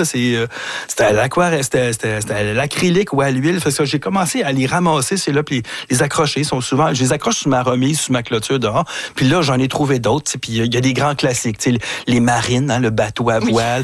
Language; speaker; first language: French; native; French